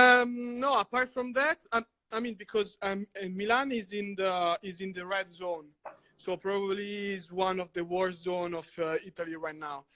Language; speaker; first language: English; non-native, fluent; Italian